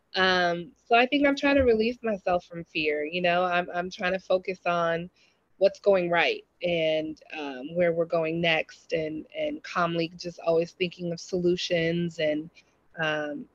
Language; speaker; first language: English; native; English